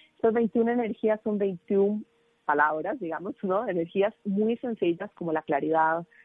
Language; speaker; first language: Spanish; native; Spanish